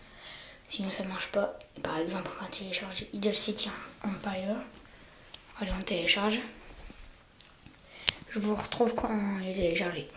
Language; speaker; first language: French; native; French